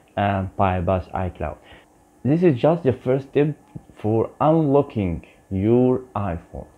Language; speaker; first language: English; non-native, learner; Arabic